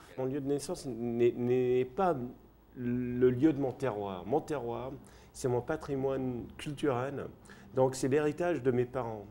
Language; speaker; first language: French; early bilingual, other home language; English